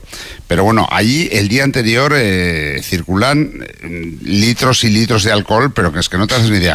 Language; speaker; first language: Spanish; native; Spanish